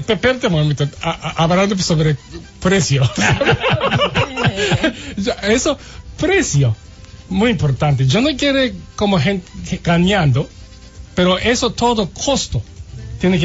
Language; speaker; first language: Spanish; non-native, learner; Japanese